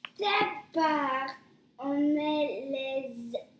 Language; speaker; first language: French; early bilingual, heritage; French